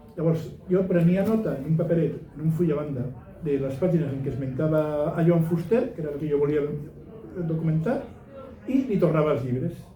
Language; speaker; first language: Catalan; non-native, local second language; Spanish